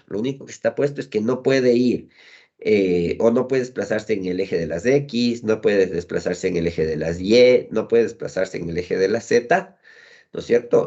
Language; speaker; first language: Spanish; native; Spanish